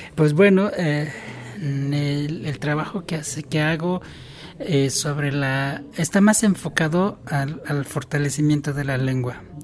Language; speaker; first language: Spanish; non-native, local second language; Tzotzil